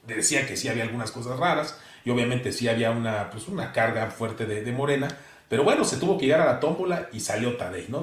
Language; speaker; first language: Spanish; native; Spanish